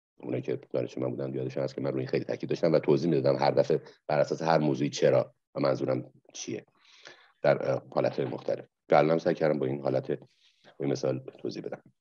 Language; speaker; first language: Persian; native; Persian